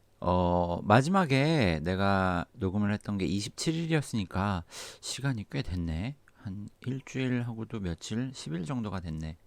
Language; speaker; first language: Korean; native; Korean